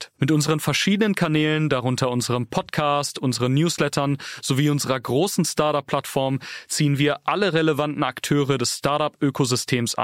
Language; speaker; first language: German; native; German